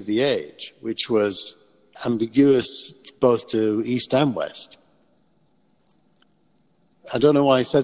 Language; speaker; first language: English; native; English